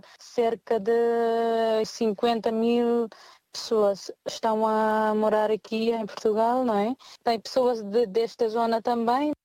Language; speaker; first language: Portuguese; non-native, fluent; Nepali